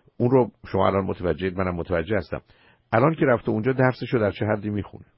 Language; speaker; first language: Persian; native; Persian